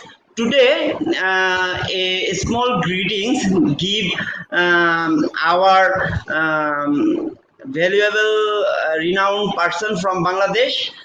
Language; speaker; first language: English; non-native, local second language; Bangla